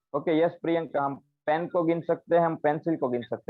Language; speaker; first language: Hindi; non-native, local second language; Gujarati